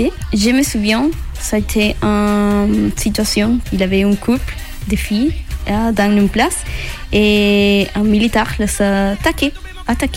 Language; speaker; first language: French; non-native, learner; Spanish